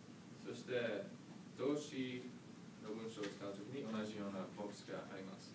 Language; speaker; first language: Japanese; non-native, learner; English